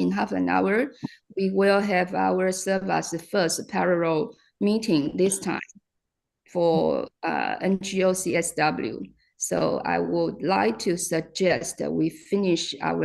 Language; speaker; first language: English; non-native, fluent; Chinese